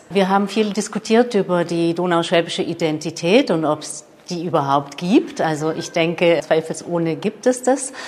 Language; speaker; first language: German; native; German